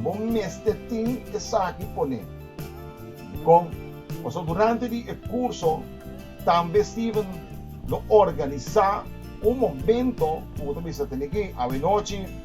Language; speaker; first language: Portuguese; non-native, learner; Papiamento